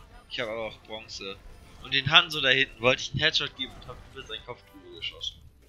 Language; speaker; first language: German; native; German